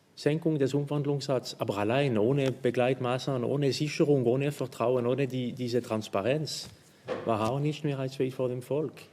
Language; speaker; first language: German; non-native, local second language; French